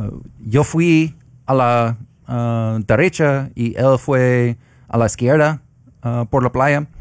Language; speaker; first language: Spanish; non-native, learner; English